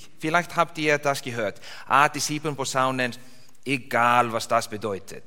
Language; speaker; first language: German; non-native, learner; Icelandic